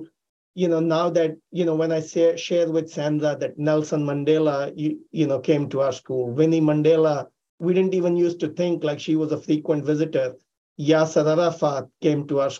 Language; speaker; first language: English; non-native, local second language; Hindi